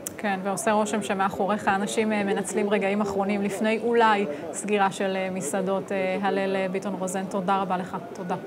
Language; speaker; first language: Hebrew; native; Hebrew